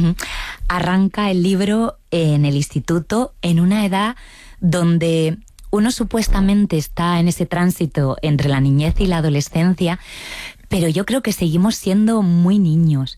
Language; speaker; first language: Spanish; native; Spanish